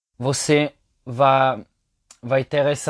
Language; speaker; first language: Portuguese; non-native, fluent; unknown